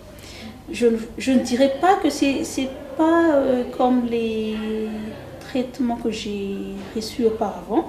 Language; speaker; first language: French; non-native, local second language; Malagasy